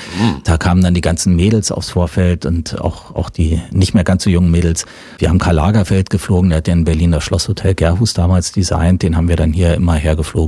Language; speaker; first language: German; native; German